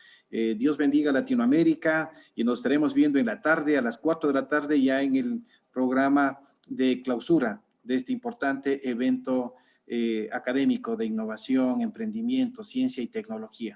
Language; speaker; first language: Spanish; native; Spanish